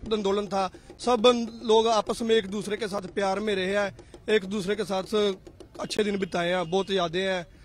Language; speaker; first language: Hindi; non-native, local second language; Punjabi